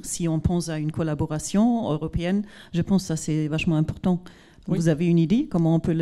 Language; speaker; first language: French; non-native, fluent; German